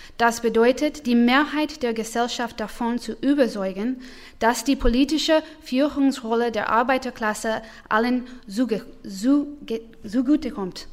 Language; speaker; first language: German; non-native, learner; English